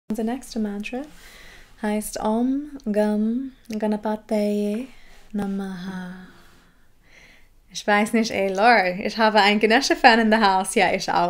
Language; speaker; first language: German; non-native, fluent; English